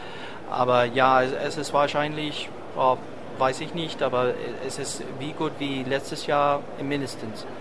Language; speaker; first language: German; non-native, learner; English